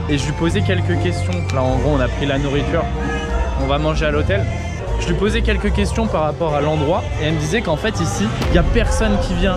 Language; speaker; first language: French; native; French